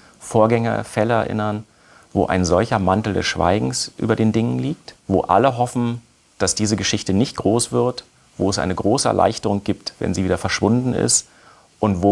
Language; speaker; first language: German; native; German